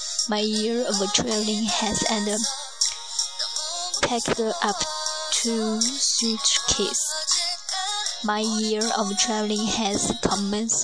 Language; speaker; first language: English; non-native, learner; Chinese